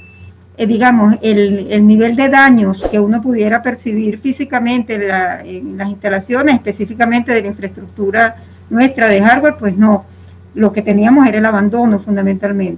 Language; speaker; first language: Spanish; native; Spanish